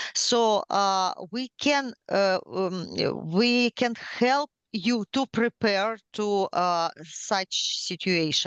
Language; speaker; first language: English; non-native, learner; Ukrainian